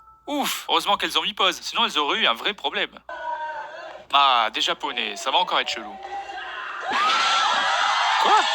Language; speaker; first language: French; native; French